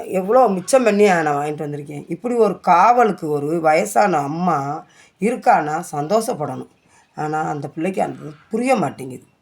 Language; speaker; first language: Tamil; native; Tamil